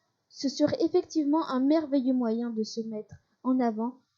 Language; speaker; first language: French; native; French